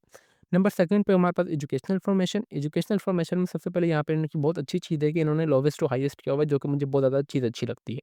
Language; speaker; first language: Hindi; non-native, local second language; Punjabi